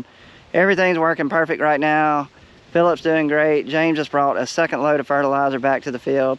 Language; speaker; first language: English; native; English